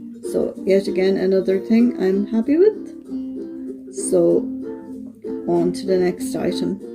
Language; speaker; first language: English; native; English